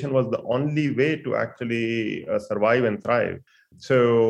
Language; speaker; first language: English; non-native, local second language; Hindi